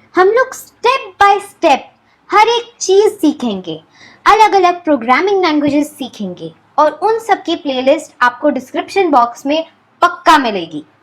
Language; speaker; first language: Hindi; native; Hindi